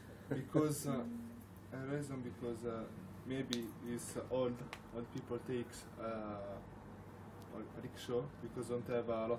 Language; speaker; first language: English; non-native, learner; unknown